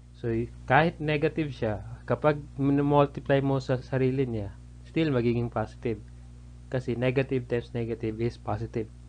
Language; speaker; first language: Filipino; native; Filipino